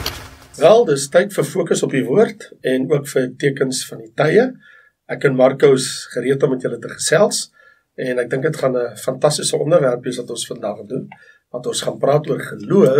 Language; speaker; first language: Afrikaans; native; Afrikaans